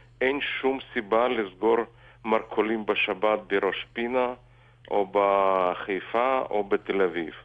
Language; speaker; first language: Hebrew; non-native, fluent; Russian